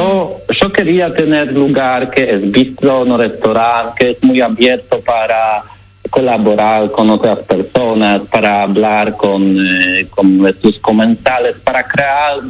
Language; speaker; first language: Spanish; non-native, learner; Polish